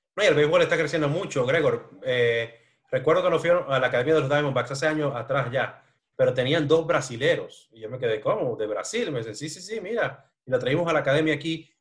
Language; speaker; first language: Spanish; native; Spanish